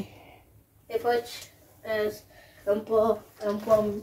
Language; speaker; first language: Italian; early bilingual, other home language; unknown